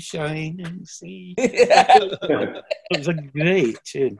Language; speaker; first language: English; native; English